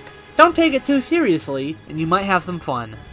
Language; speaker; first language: English; native; English